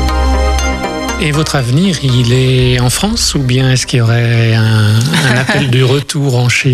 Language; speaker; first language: French; native; French